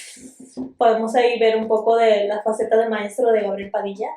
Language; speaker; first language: Spanish; native; Spanish